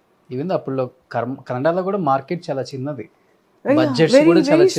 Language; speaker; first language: Telugu; native; Telugu